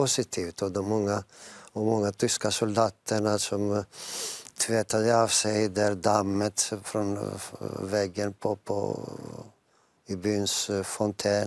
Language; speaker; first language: Swedish; non-native, fluent; Greek